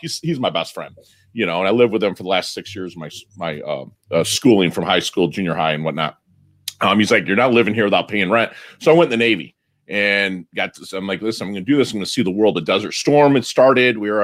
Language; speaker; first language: English; native; English